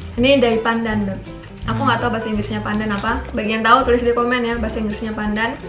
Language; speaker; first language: Indonesian; native; Indonesian